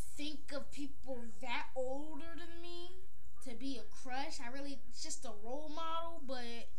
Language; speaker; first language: English; native; English